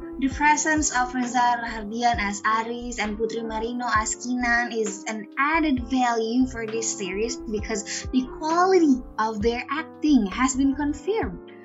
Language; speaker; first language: English; non-native, fluent; Indonesian